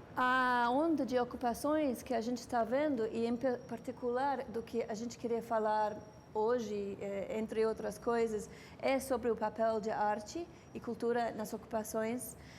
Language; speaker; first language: Portuguese; non-native, fluent; English